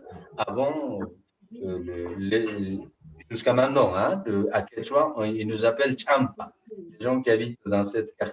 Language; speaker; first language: French; non-native, fluent; Spanish